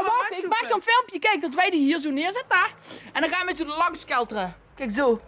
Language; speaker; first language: Dutch; native; Dutch